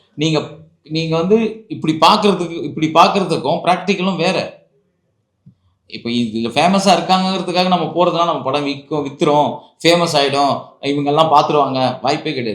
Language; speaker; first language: Tamil; native; Tamil